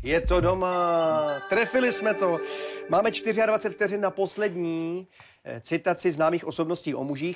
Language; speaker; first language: Czech; native; Czech